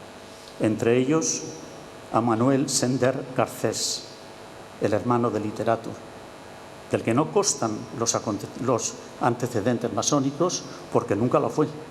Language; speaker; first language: Spanish; native; Spanish